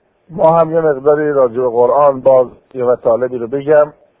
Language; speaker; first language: Persian; native; Persian